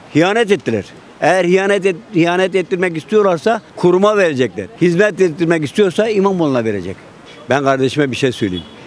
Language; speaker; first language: Turkish; native; Turkish